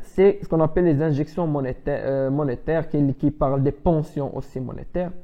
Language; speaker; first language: French; non-native, local second language; Arabic